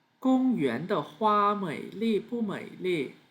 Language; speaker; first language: Chinese; non-native, fluent; Thai